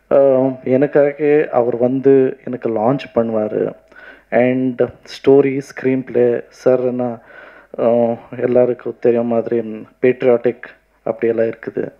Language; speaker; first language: Tamil; non-native, learner; Kannada